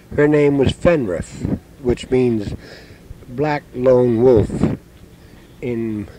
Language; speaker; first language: English; native; English